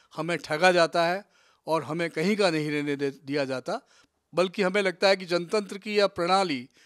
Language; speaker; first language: Hindi; native; Hindi